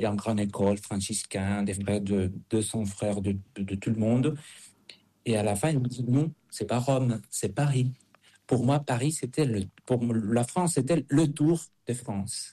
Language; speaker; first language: French; non-native, fluent; Spanish